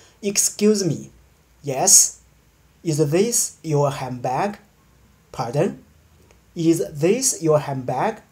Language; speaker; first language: English; non-native, learner; Chinese